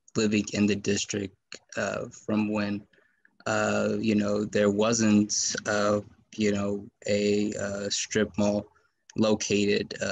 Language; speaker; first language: English; native; English